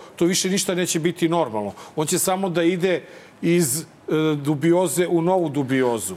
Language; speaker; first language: Serbian; native; Serbian